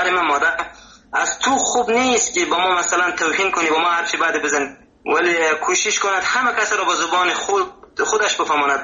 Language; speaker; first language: Persian; native; Persian